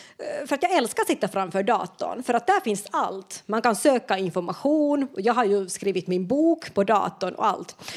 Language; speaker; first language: Swedish; non-native, local second language; Finnish